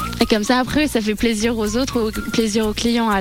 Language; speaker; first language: French; native; French